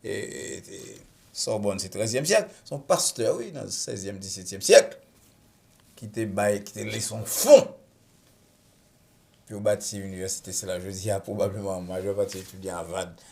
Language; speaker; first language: French; non-native, local second language; Haitian Creole